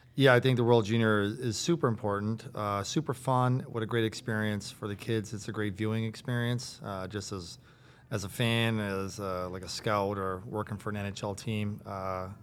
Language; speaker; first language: English; native; English